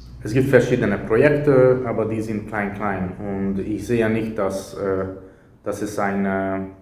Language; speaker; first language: German; non-native, fluent; Hungarian